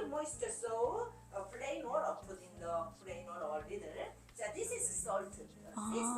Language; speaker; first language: English; non-native, learner; Korean